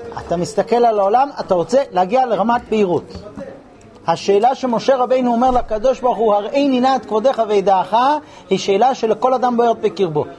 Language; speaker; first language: Hebrew; non-native, fluent; English